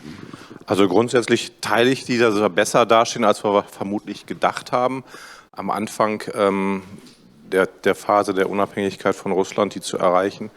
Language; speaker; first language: German; native; German